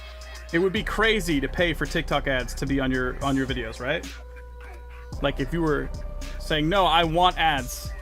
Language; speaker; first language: English; native; English